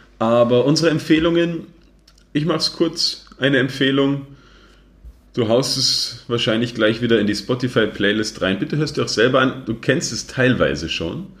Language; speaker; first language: German; native; German